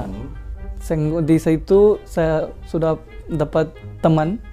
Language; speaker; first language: Indonesian; non-native, learner; Hindi